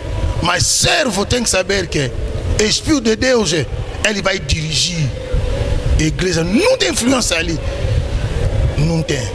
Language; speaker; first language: Portuguese; non-native, learner; Lingala